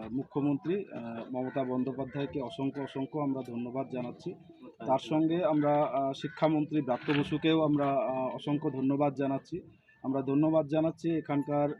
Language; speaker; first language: Bangla; non-native, local second language; Santali